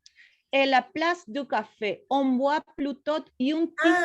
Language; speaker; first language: French; non-native, learner; Spanish